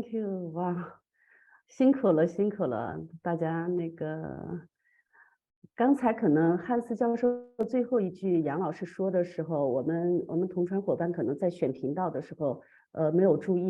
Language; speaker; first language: Chinese; native; Chinese